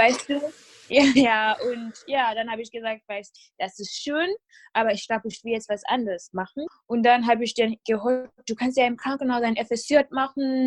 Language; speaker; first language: German; non-native, fluent; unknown